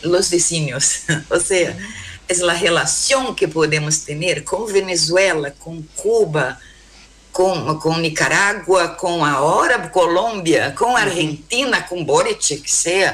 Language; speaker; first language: Spanish; non-native, learner; Portuguese